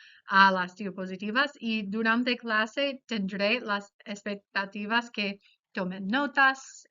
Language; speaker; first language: Spanish; non-native, fluent; English